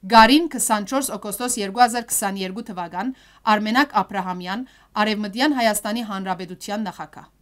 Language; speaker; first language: Armenian; early bilingual, heritage; Armenian